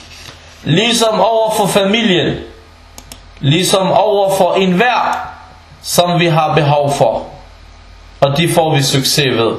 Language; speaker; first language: Danish; non-native, local second language; Arabic